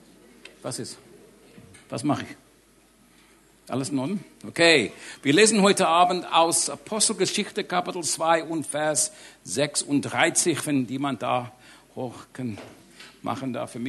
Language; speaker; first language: German; non-native, learner; English